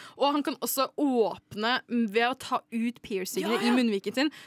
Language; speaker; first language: Norwegian; native; Norwegian